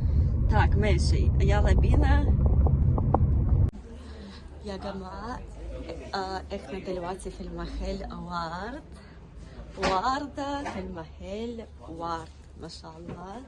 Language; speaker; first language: Arabic; non-native, learner; Russian